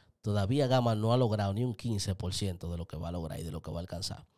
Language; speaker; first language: Spanish; native; Spanish